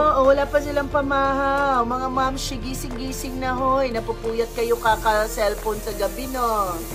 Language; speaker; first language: Filipino; non-native, local second language; Cebuano